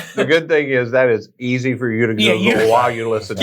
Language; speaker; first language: English; native; English